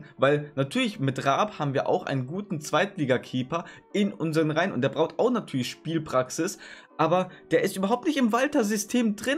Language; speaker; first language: German; native; German